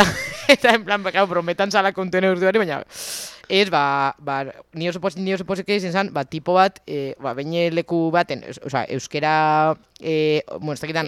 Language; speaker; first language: Basque; native; Basque